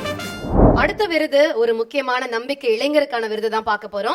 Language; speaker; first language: Tamil; native; Tamil